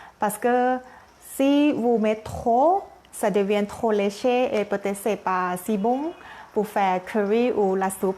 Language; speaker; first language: French; non-native, learner; Thai